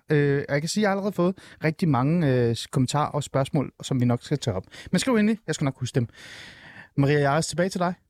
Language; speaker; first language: Danish; early bilingual, other home language; Persian